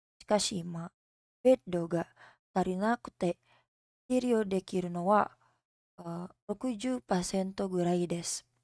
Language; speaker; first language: Japanese; non-native, learner; Indonesian